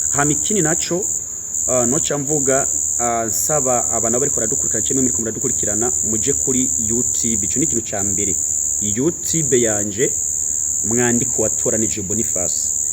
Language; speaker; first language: Rundi; native; Rundi